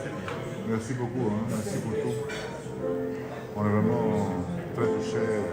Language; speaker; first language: French; non-native, fluent; Albanian